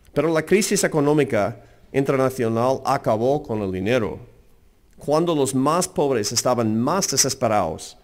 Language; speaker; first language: Spanish; non-native, fluent; English